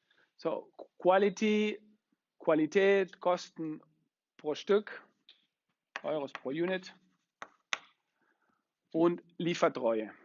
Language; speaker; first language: German; non-native, fluent; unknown